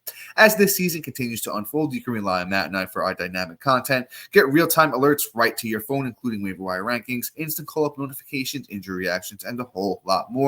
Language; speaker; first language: English; native; English